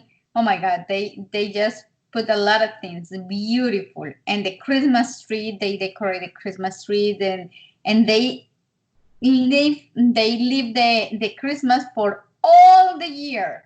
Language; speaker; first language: English; non-native, learner; Spanish